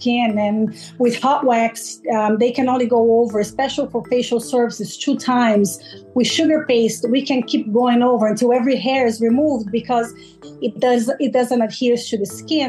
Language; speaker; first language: English; non-native, fluent; Portuguese